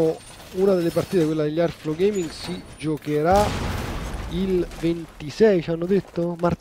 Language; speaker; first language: Italian; native; Italian